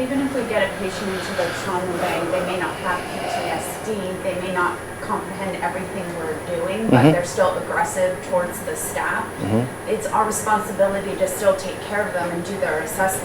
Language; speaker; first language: English; native; English